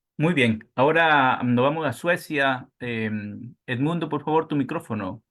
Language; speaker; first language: Spanish; native; Spanish